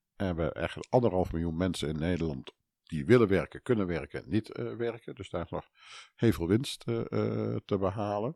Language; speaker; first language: Dutch; native; Dutch